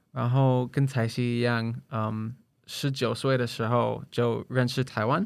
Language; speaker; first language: Chinese; non-native, fluent; English